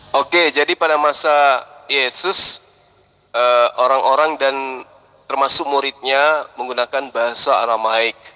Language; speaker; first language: Indonesian; non-native, local second language; Buginese